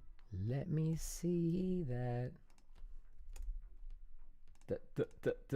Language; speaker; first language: English; native; English